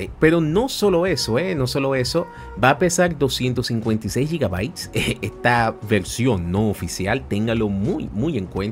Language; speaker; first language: Spanish; native; Spanish